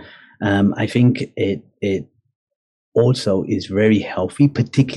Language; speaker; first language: English; native; English